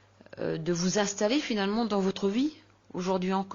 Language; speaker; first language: French; native; French